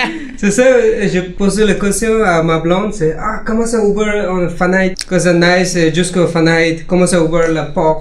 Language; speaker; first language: French; non-native, learner; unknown